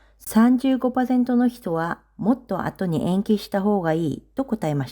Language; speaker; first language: Japanese; non-native, fluent; Korean